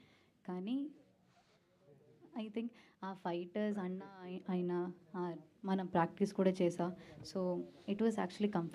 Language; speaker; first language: Telugu; non-native, learner; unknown